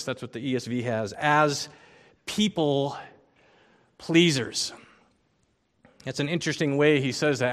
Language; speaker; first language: English; native; English